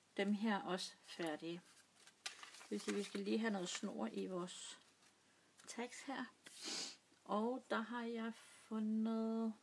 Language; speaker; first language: Danish; native; Danish